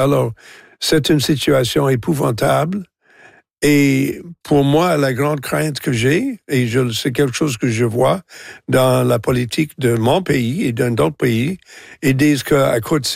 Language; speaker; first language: French; non-native, local second language; English